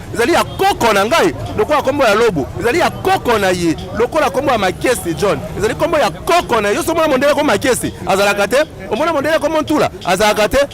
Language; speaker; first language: Lingala; native; Lingala